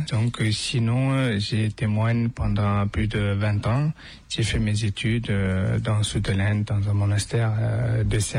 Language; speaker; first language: French; non-native, fluent; Tibetan